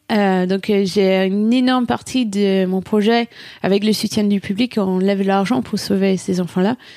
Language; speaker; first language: French; non-native, fluent; English